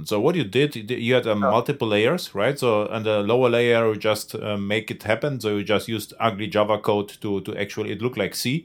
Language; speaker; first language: English; non-native, fluent; German